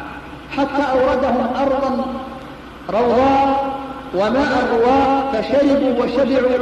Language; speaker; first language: Arabic; native; Arabic